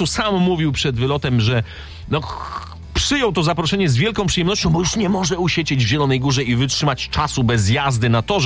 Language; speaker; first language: Polish; native; Polish